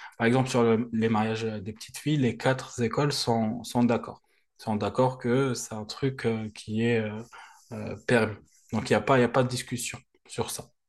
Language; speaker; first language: French; non-native, local second language; Arabic